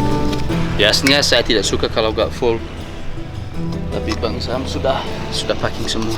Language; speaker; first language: Indonesian; non-native, fluent; English